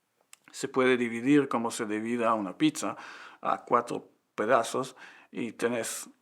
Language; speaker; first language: Spanish; non-native, fluent; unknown